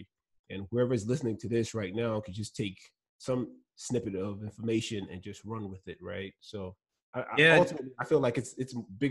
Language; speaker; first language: English; non-native, local second language; Igbo